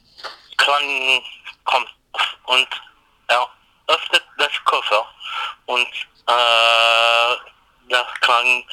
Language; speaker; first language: German; non-native, learner; English